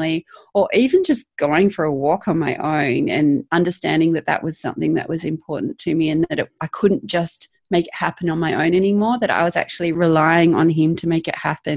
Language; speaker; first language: English; native; English